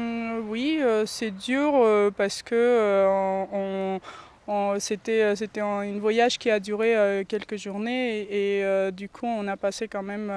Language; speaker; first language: French; non-native, fluent; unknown